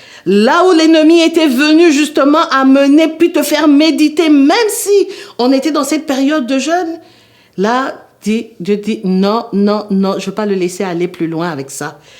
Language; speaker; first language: French; native; French